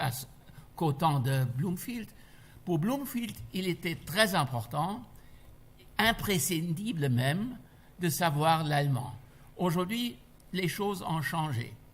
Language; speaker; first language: French; non-native, fluent; German